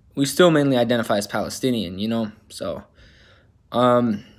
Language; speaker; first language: English; native; English